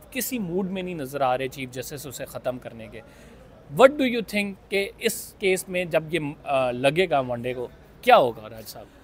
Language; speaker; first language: Urdu; native; Urdu